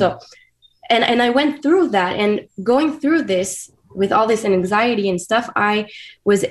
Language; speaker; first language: English; non-native, fluent; French